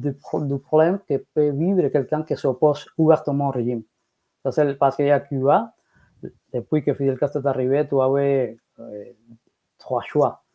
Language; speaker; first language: French; non-native, fluent; Spanish